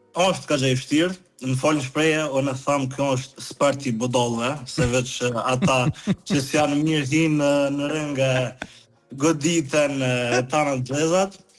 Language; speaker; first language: Albanian; early bilingual, heritage; Albanian